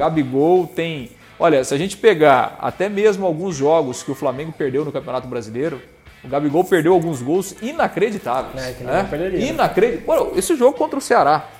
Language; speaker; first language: Portuguese; native; Portuguese